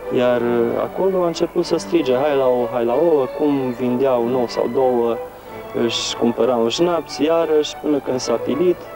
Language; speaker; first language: Romanian; native; Romanian